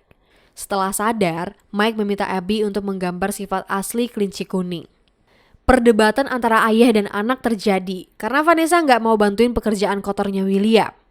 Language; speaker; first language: Indonesian; native; Indonesian